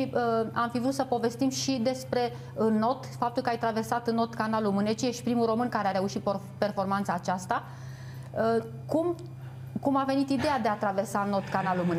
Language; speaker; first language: Romanian; native; Romanian